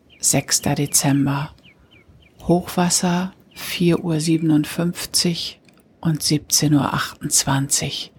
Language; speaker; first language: German; native; German